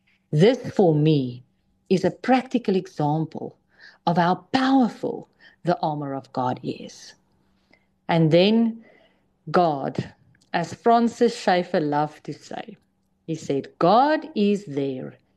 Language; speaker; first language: English; non-native, local second language; Afrikaans